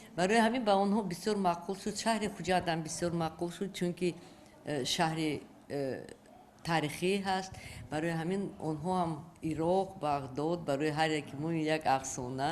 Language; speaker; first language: Tajik; native; Tajik